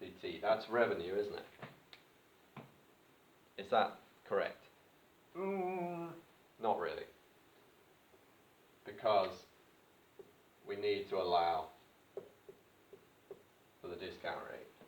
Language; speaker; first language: English; native; English